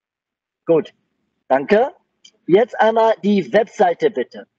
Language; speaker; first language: German; native; German